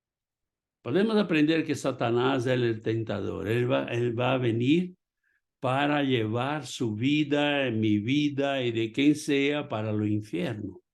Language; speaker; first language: Spanish; non-native, fluent; Portuguese